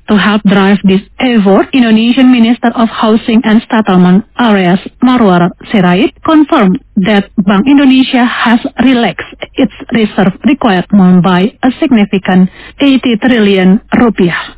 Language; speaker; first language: English; non-native, fluent; Indonesian